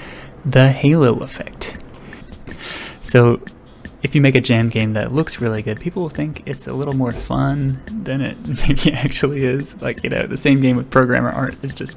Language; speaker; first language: English; native; English